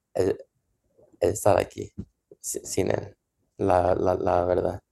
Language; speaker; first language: Spanish; early bilingual, heritage; Spanish